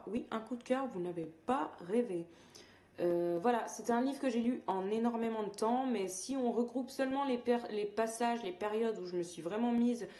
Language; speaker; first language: French; native; French